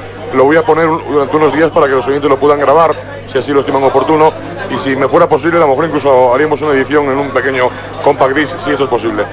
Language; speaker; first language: Spanish; native; Spanish